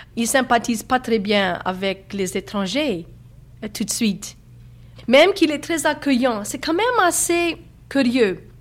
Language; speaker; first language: French; native; French